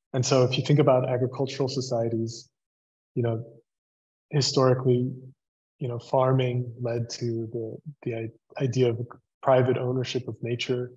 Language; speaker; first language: English; native; English